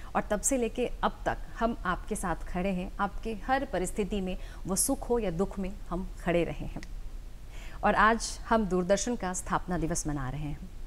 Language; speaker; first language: Hindi; native; Hindi